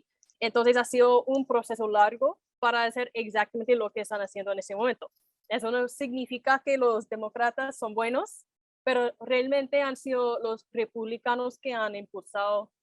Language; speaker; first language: Spanish; non-native, fluent; English